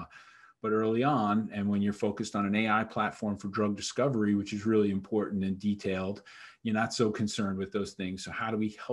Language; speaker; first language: English; native; English